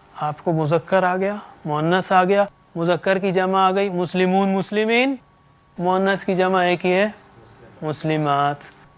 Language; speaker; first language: Urdu; native; Urdu